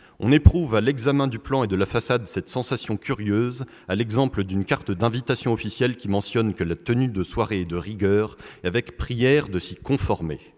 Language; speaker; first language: French; native; French